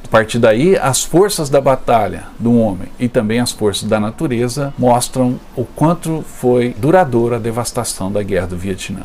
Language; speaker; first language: Portuguese; native; Portuguese